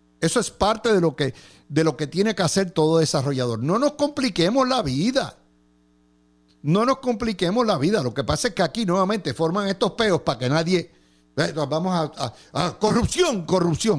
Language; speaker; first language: Spanish; native; Spanish